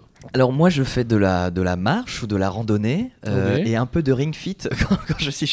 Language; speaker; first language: French; native; French